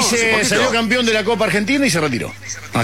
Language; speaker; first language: Spanish; native; Spanish